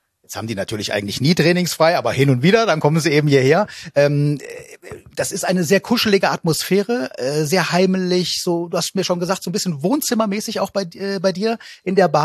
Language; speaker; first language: German; native; German